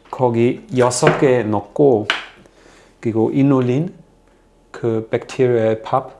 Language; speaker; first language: Korean; non-native, fluent; German